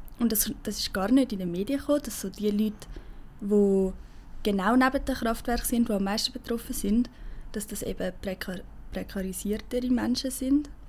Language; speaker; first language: German; native; German